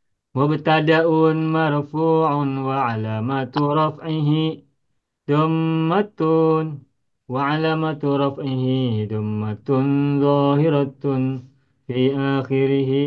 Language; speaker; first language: Arabic; non-native, fluent; Indonesian